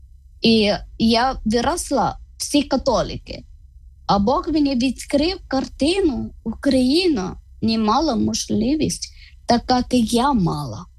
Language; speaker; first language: Ukrainian; non-native, learner; Malayalam